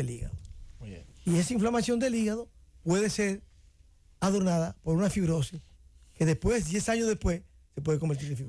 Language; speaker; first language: Spanish; native; Spanish